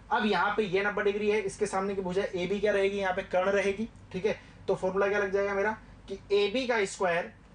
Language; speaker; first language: Hindi; native; Hindi